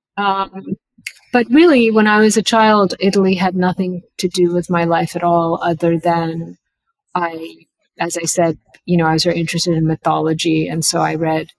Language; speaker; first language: English; early bilingual, other home language; Bangla